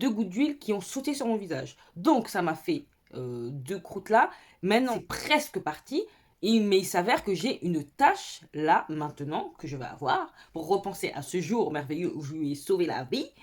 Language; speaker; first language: French; native; French